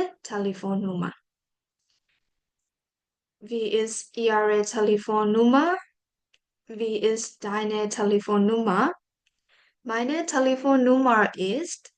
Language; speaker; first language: German; non-native, fluent; Burmese